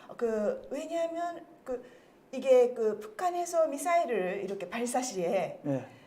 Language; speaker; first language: Korean; non-native, fluent; Japanese